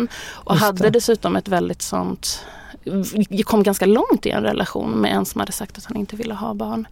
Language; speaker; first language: Swedish; native; Swedish